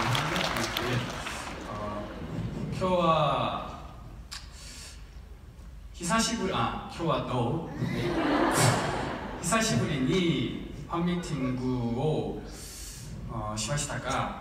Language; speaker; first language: Japanese; non-native, learner; Korean